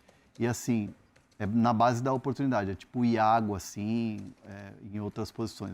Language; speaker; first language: Portuguese; native; Portuguese